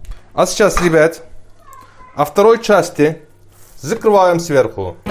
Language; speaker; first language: Russian; non-native, learner; Turkish